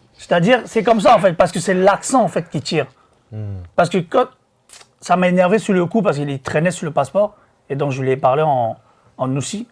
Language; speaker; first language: French; non-native, local second language; Korean